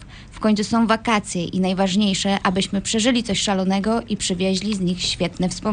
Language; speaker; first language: Polish; native; Polish